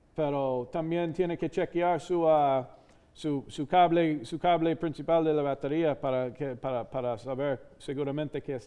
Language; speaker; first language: Spanish; non-native, fluent; English